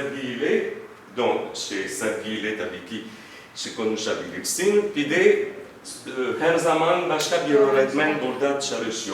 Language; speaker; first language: Turkish; non-native, fluent; French